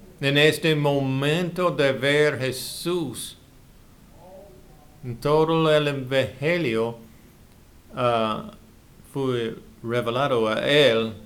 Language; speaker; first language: Spanish; non-native, learner; English